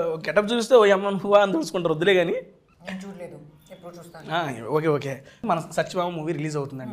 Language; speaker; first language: Telugu; native; Telugu